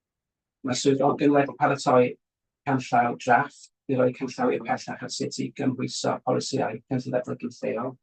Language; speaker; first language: Welsh; native; Welsh